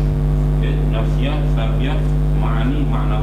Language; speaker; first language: Arabic; non-native, fluent; Malay